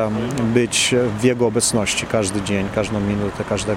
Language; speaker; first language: Polish; early bilingual, heritage; Polish